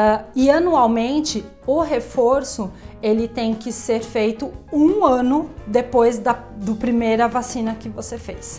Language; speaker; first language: Portuguese; native; Portuguese